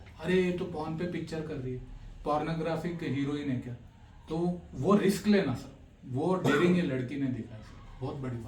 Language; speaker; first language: Hindi; native; Hindi